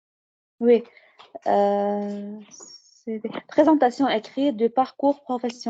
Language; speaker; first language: French; non-native, learner; Arabic